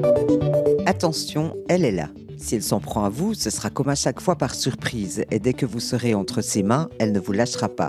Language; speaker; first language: French; native; French